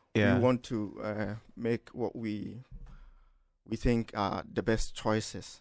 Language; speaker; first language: English; non-native, local second language; Akan